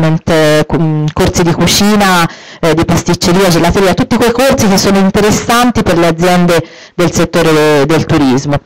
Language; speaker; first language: Italian; native; Italian